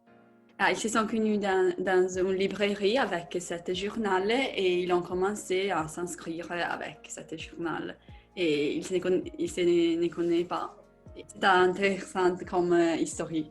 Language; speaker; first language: French; non-native, learner; Italian